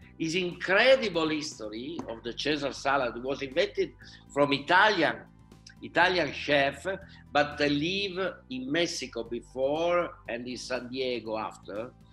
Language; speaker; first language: English; non-native, learner; Italian